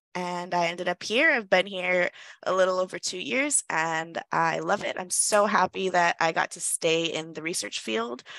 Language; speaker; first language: English; native; English